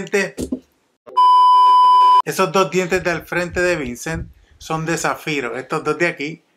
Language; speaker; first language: Spanish; native; Spanish